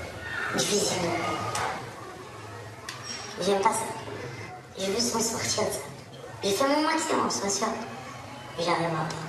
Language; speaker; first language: French; non-native, local second language; Arabic